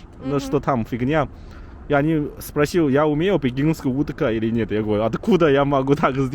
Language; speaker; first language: Russian; non-native, learner; Chinese